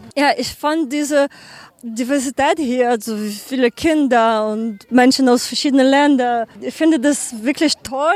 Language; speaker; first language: German; non-native, learner; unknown